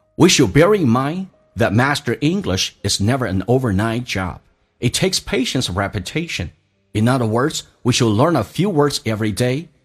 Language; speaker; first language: English; non-native, fluent; Chinese